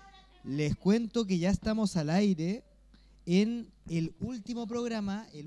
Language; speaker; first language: Spanish; native; Spanish